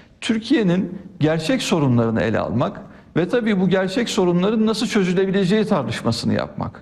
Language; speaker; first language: Turkish; native; Turkish